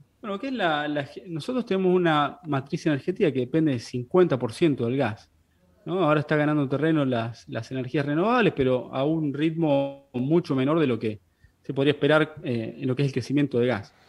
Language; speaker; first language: Spanish; native; Spanish